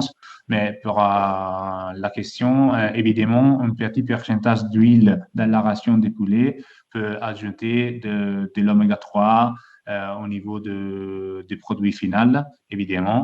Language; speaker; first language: French; non-native, fluent; Italian